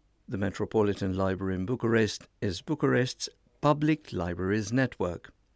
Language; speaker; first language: English; non-native, fluent; Romanian